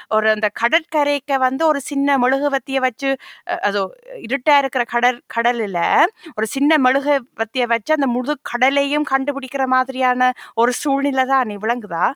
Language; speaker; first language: Tamil; native; Tamil